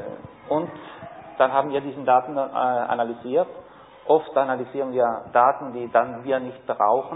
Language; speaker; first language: German; non-native, fluent; Spanish